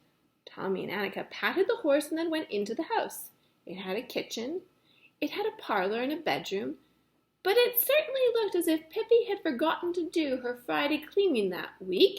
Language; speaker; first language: English; native; English